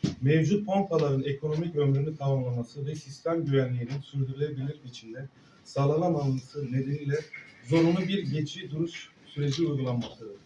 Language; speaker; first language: Turkish; native; Turkish